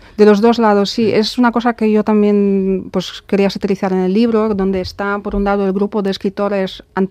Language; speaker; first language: Spanish; non-native, fluent; Polish